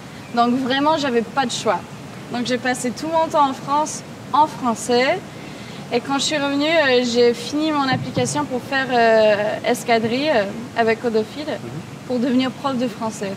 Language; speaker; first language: French; non-native, local second language; English